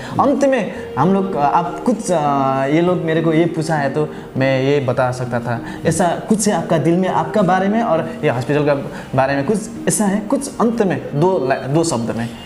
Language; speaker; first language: Hindi; non-native, learner; Nepali